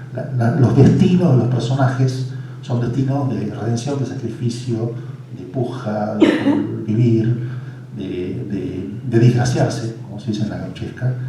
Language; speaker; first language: Spanish; native; Spanish